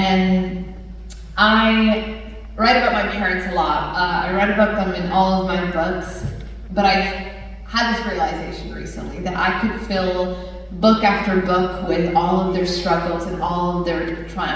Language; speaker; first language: English; early bilingual, other home language; Punjabi